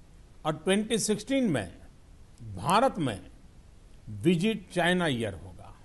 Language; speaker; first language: Hindi; non-native, local second language; Gujarati